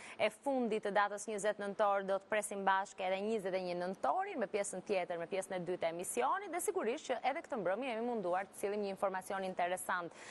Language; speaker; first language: Albanian; native; Albanian